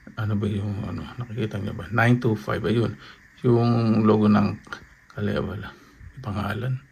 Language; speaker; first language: Filipino; native; Filipino